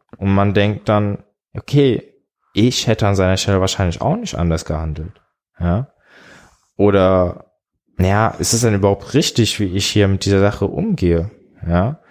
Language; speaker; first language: German; early bilingual, other home language; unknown